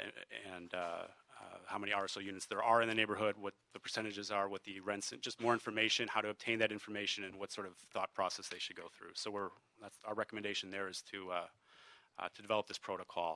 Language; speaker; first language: English; native; English